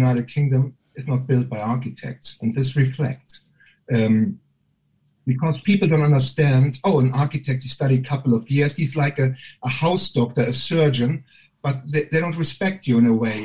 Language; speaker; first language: English; non-native, fluent; German